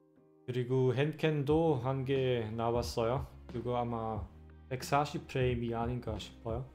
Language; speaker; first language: Korean; non-native, fluent; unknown